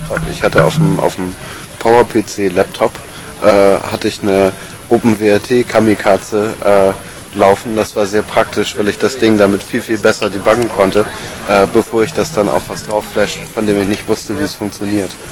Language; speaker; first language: German; native; German